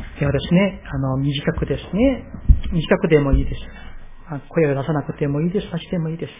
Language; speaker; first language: Japanese; non-native, fluent; Korean